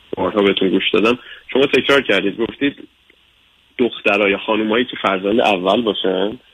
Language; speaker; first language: Persian; early bilingual, other home language; English